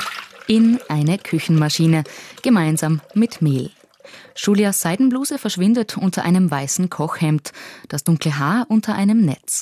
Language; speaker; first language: German; native; German